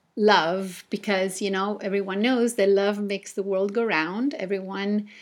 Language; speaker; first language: English; non-native, fluent; Italian